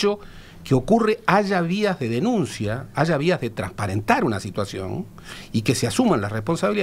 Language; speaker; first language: Spanish; native; Spanish